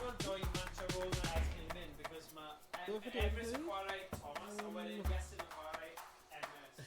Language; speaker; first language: Welsh; native; Welsh